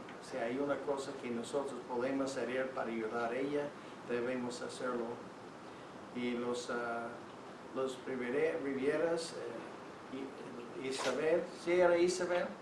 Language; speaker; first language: Spanish; non-native, fluent; English